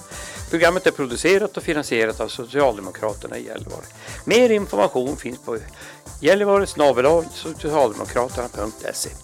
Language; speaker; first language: Swedish; native; Swedish